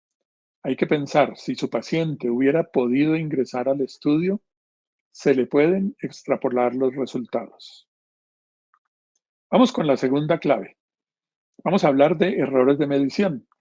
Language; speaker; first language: Spanish; native; Spanish